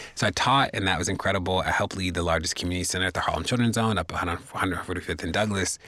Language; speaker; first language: English; native; English